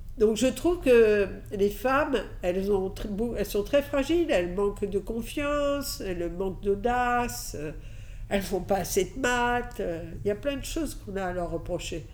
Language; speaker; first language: French; early bilingual, other home language; Catalan